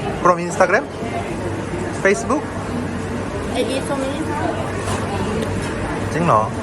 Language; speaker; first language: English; non-native, learner; Korean